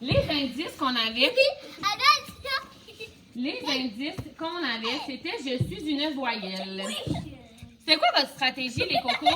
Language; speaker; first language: French; native; French